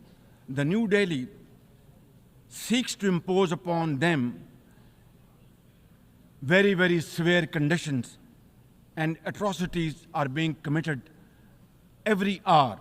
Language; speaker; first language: English; non-native, local second language; Urdu